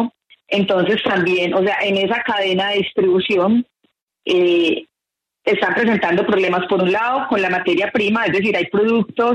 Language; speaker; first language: Spanish; native; Spanish